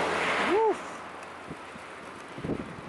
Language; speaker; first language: French; native; French